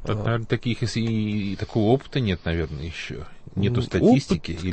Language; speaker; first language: Russian; native; Russian